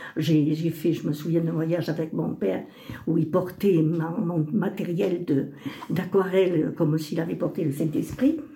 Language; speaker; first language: French; early bilingual, other home language; Spanish